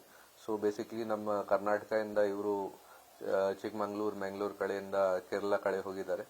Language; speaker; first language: Kannada; non-native, local second language; Hindi